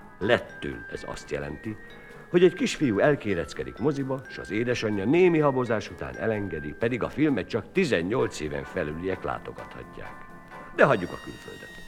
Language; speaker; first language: Hungarian; native; Hungarian